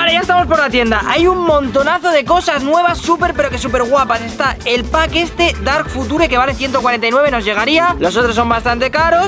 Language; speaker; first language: Spanish; native; Spanish